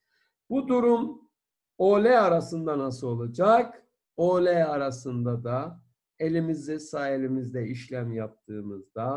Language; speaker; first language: Turkish; native; Turkish